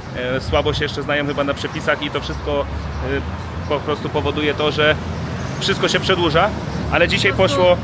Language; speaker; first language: Polish; native; Polish